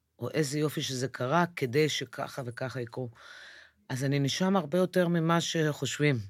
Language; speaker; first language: Hebrew; early bilingual, other home language; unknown